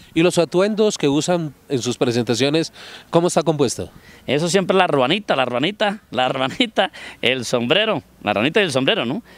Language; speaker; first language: Spanish; native; Spanish